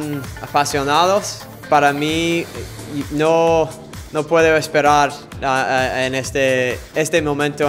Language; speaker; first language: Spanish; non-native, fluent; English